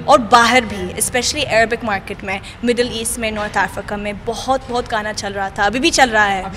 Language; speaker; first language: Hindi; non-native, learner; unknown